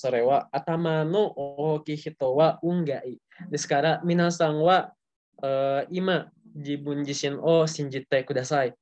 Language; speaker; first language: Japanese; non-native, learner; Indonesian